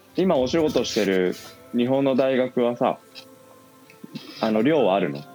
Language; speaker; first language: Japanese; native; Japanese